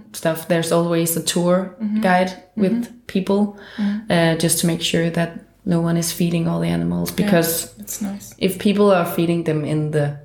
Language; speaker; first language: English; non-native, fluent; Danish